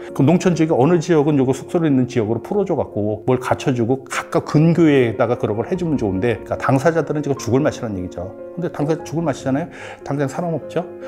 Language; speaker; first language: Korean; native; Korean